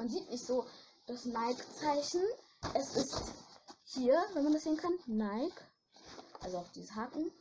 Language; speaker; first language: German; early bilingual, other home language; French